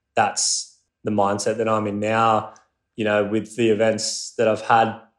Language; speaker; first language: English; non-native, local second language; Japanese